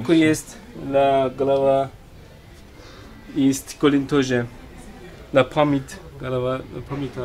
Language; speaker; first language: Russian; non-native, learner; Turkish